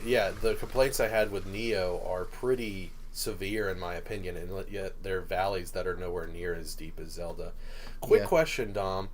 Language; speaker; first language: English; native; English